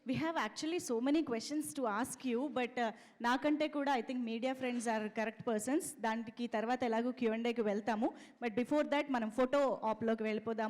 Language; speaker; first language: Telugu; native; Telugu